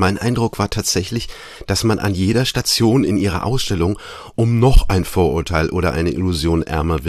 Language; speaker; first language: German; native; German